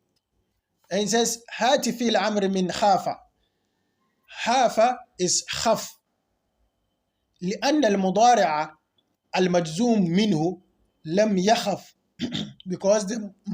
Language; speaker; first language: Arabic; non-native, fluent; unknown